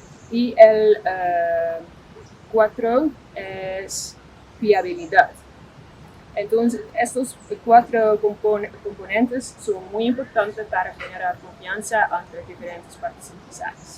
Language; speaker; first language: Spanish; non-native, fluent; Dutch